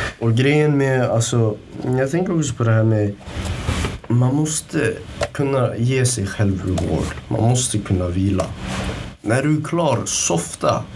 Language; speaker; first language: Swedish; early bilingual, other home language; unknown